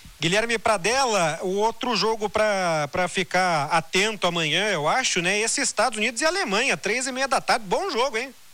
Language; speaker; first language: Portuguese; native; Portuguese